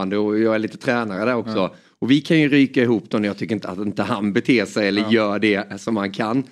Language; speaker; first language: Swedish; native; Swedish